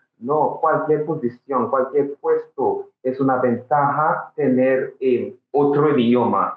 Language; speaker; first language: Spanish; non-native, fluent; English